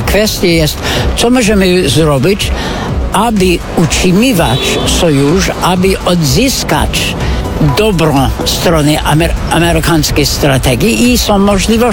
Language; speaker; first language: Polish; non-native, fluent; English